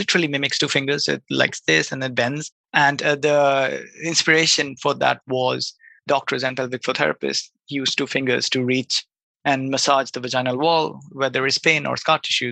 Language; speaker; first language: English; non-native, local second language; Bangla